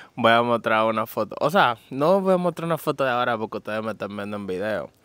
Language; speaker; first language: Spanish; native; Spanish